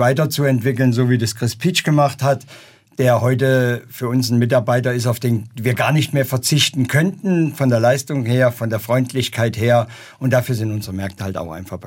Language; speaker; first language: German; native; German